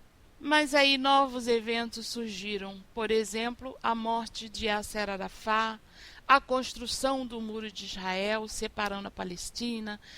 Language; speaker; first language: Portuguese; native; Portuguese